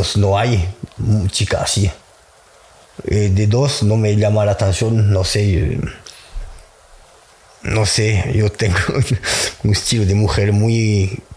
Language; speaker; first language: Spanish; non-native, fluent; French